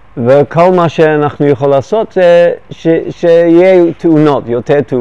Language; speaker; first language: Hebrew; non-native, fluent; English